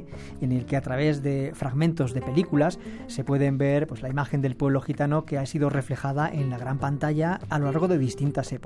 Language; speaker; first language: Spanish; native; Spanish